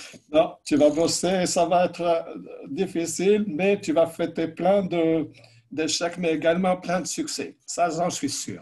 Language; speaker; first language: French; non-native, local second language; Arabic